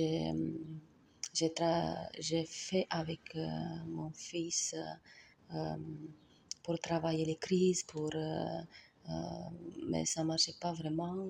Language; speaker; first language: French; non-native, learner; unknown